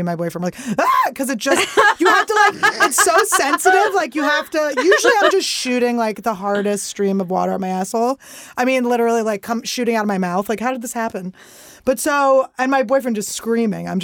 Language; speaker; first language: English; native; English